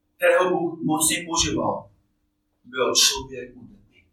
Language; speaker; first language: Czech; non-native, fluent; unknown